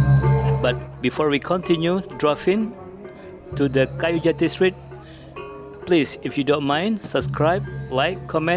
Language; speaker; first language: English; non-native, learner; Indonesian